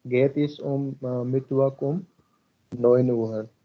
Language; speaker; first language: German; non-native, learner; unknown